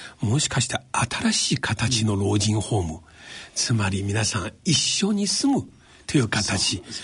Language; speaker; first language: Japanese; non-native, fluent; Chinese